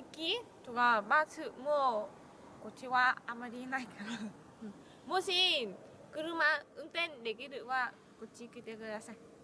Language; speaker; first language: Japanese; non-native, learner; Vietnamese